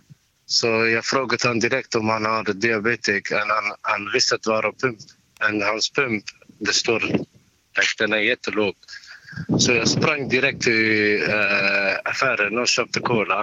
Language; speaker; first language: Swedish; non-native, learner; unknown